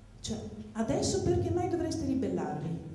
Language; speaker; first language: Italian; native; Italian